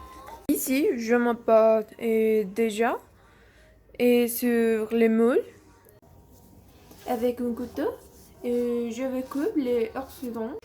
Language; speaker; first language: French; non-native, learner; Spanish